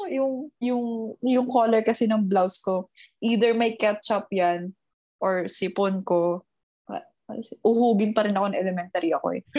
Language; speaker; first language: Filipino; early bilingual, heritage; Filipino